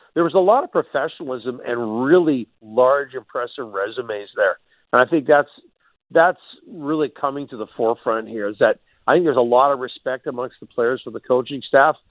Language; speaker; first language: English; native; English